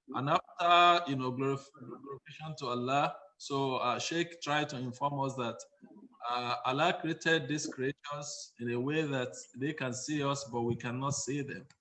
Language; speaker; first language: English; non-native, local second language; Yoruba